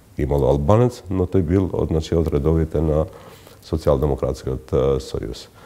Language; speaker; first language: Macedonian; non-native, local second language; Albanian